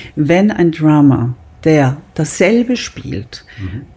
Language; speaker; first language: German; native; German